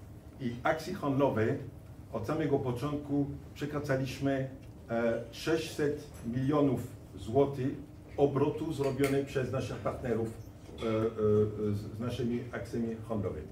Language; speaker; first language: Polish; non-native, fluent; French